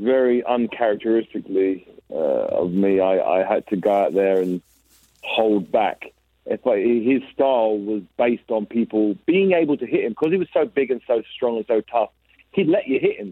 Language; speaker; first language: English; native; English